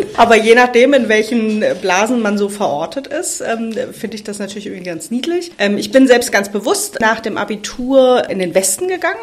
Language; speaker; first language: German; native; German